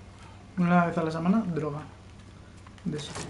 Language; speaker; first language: Spanish; native; Spanish